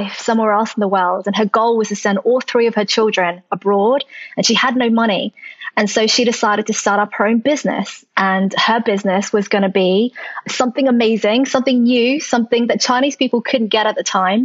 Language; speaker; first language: English; early bilingual, other home language; Chinese